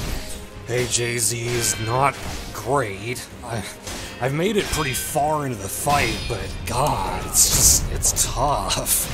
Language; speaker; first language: English; native; English